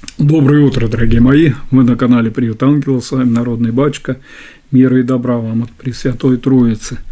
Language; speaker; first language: Russian; native; Russian